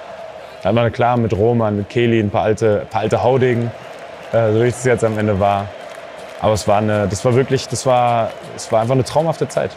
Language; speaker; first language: German; native; German